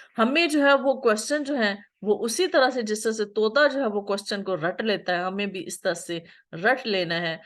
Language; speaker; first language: Urdu; native; Urdu